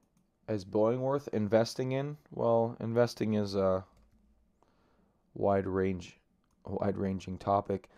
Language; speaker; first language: English; native; English